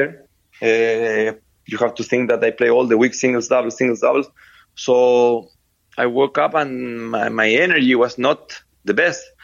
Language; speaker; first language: English; non-native, fluent; Spanish